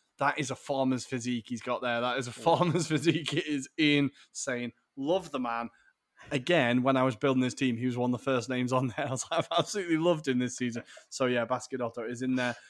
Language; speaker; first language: English; native; English